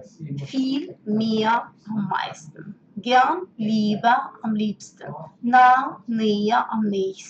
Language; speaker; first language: German; non-native, fluent; Russian